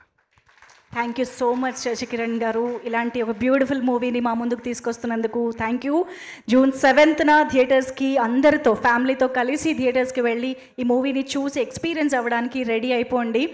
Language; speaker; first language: Telugu; native; Telugu